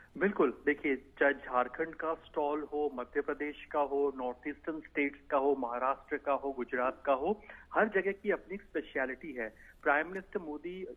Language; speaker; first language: Hindi; native; Hindi